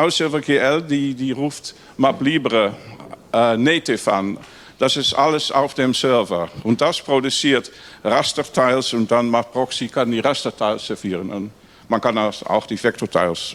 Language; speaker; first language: German; non-native, learner; Dutch